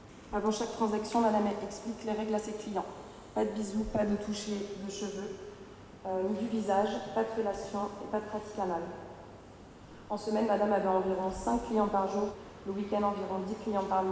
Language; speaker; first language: French; native; French